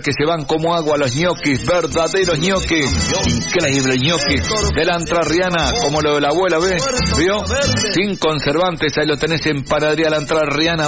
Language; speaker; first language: Spanish; native; Spanish